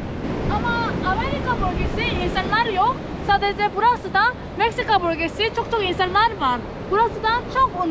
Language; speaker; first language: Turkish; non-native, learner; Korean